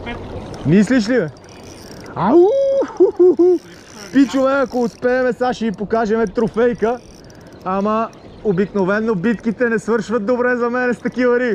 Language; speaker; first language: Bulgarian; native; Bulgarian